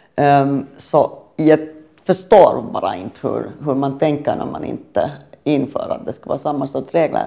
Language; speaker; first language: Swedish; native; Swedish